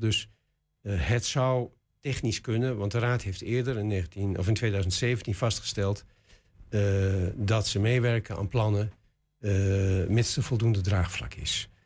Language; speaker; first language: Dutch; native; Dutch